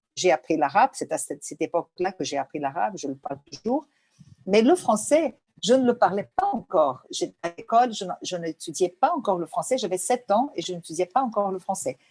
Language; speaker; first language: French; non-native, fluent; Portuguese